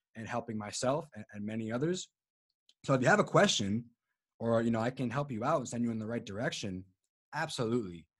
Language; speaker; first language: English; native; English